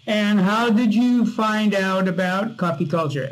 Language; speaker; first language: English; native; English